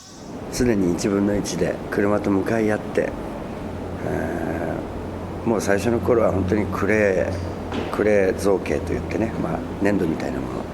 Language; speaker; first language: Japanese; native; Japanese